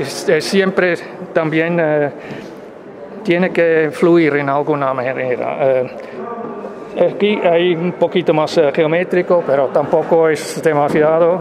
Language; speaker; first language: Spanish; non-native, fluent; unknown